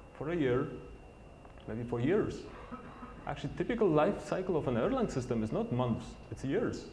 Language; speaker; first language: English; non-native, fluent; Polish